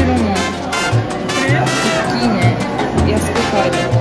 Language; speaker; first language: Japanese; native; Japanese